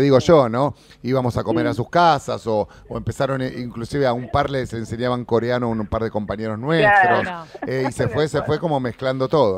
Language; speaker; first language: Spanish; native; Spanish